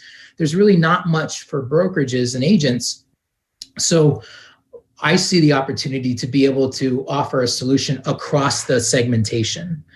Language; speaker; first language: English; native; English